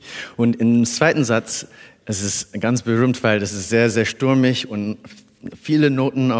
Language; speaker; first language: German; non-native, fluent; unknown